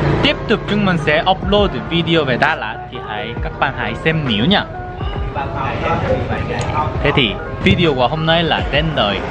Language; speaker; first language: Vietnamese; non-native, fluent; Korean